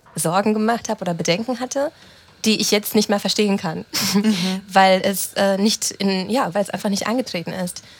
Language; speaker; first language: German; early bilingual, other home language; Romanian